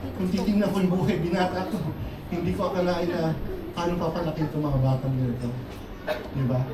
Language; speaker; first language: Filipino; native; Filipino